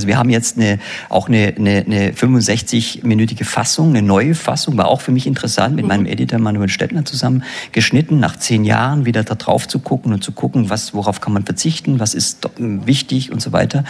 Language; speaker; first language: German; native; German